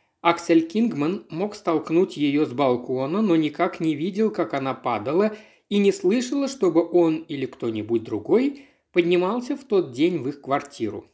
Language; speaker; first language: Russian; native; Russian